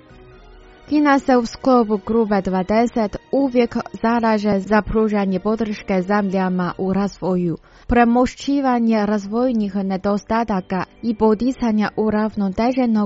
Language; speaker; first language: Croatian; non-native, fluent; Chinese